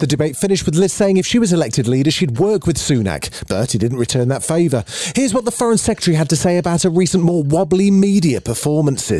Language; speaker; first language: English; native; English